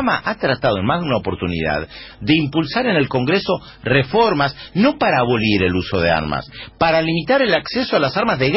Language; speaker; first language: Spanish; native; Spanish